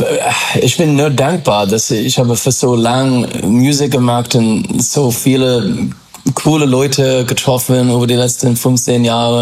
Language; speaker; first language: German; non-native, fluent; English